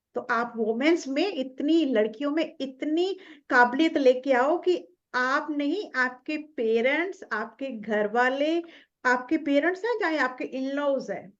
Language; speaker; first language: Hindi; non-native, local second language; Punjabi